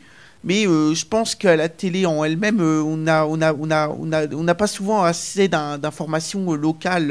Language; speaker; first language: French; native; French